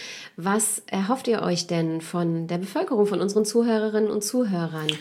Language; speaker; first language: German; native; German